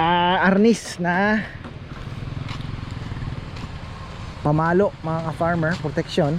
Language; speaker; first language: Filipino; native; Filipino